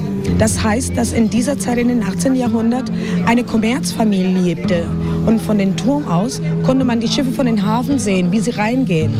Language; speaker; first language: German; non-native, fluent; Spanish